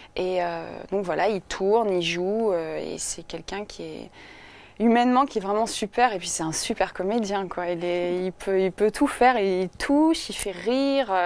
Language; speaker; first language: French; native; French